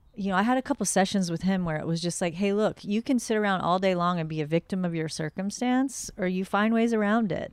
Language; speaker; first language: English; native; English